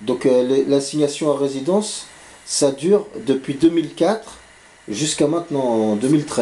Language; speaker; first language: French; native; French